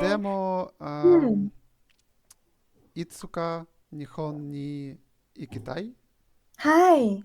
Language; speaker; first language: Japanese; non-native, learner; Ukrainian